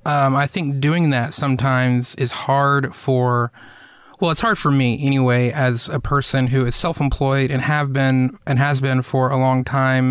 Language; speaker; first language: English; native; English